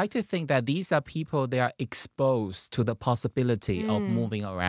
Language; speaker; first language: English; non-native, fluent; Chinese